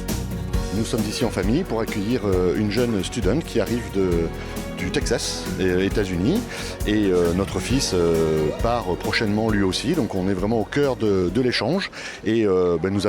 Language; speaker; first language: French; native; French